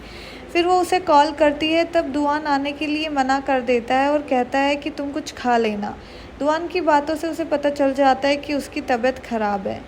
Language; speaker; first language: Hindi; native; Hindi